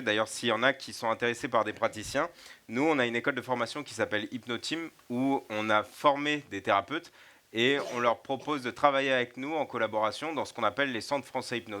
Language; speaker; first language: French; native; French